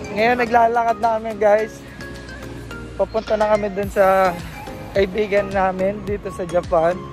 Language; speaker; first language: Filipino; native; Filipino